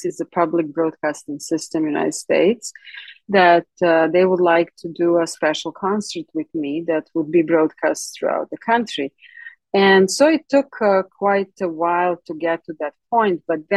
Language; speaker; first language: English; non-native, fluent; Serbian